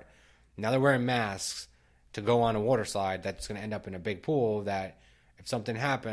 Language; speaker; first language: English; native; English